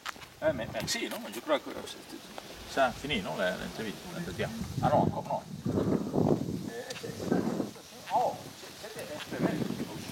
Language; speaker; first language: French; non-native, learner; Spanish